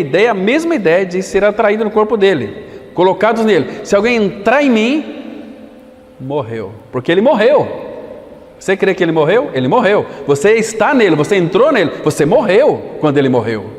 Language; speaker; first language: Portuguese; native; Portuguese